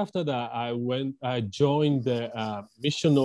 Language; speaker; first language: English; non-native, fluent; Japanese